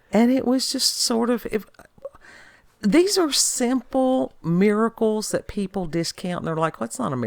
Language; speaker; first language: English; native; English